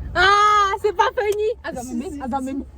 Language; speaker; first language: French; non-native, local second language; Malagasy